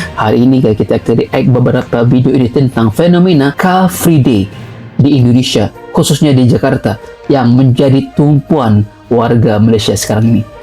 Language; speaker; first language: Malay; native; Malay